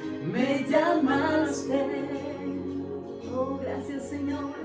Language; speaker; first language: Spanish; native; Spanish